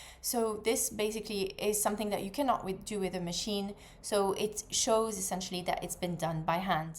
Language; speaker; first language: English; non-native, fluent; French